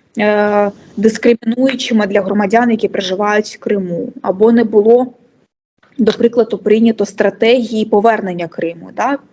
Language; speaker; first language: Ukrainian; non-native, local second language; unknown